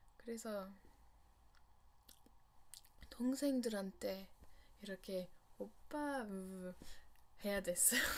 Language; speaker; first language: Korean; non-native, learner; English